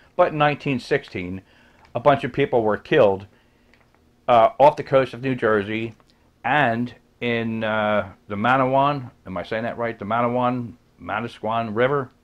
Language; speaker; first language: English; native; English